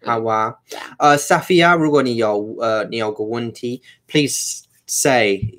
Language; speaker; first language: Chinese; non-native, learner; English